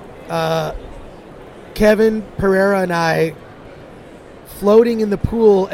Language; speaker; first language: English; native; English